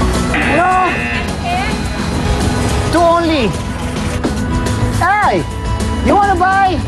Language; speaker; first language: English; non-native, local second language; Filipino